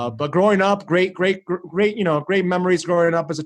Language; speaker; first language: English; early bilingual, other home language; Greek